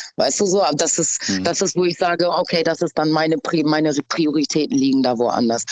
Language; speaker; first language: German; early bilingual, other home language; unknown